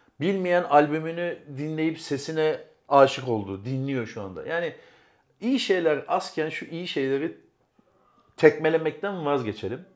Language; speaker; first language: Turkish; native; Turkish